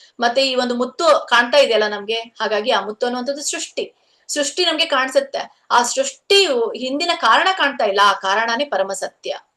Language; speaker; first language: Kannada; native; Kannada